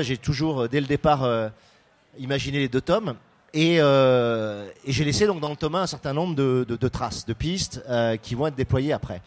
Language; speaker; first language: French; native; French